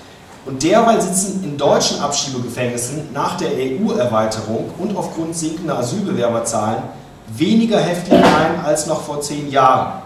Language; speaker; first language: German; native; German